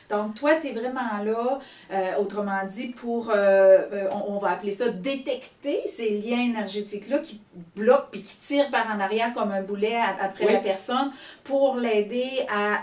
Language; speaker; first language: French; native; French